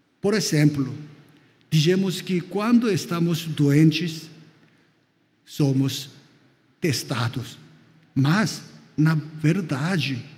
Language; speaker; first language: Portuguese; non-native, fluent; Korean